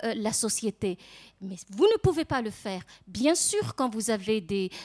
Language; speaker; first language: French; non-native, local second language; Arabic